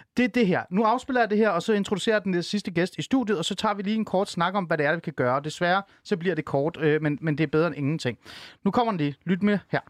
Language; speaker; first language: Danish; early bilingual, other home language; Persian